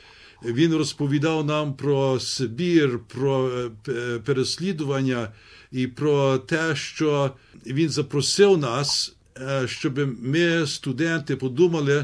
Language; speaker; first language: Ukrainian; early bilingual, heritage; Ukrainian